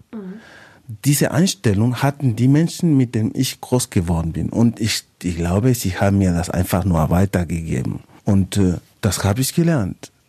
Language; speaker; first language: German; non-native, fluent; Spanish